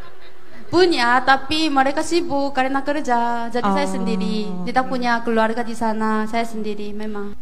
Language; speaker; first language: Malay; non-native, fluent; Korean